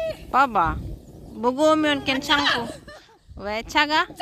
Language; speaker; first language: Korean; non-native, fluent; Filipino